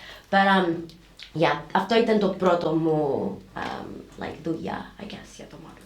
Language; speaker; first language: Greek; early bilingual, heritage; English